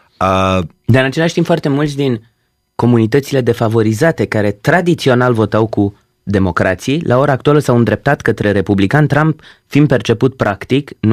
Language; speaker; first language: Romanian; native; Romanian